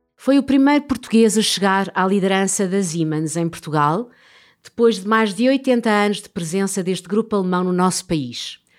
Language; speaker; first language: Portuguese; native; Portuguese